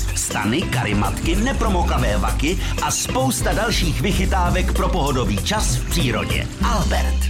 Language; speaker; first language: Czech; native; Czech